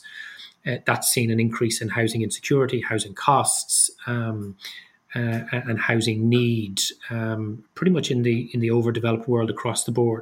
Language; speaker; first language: English; native; English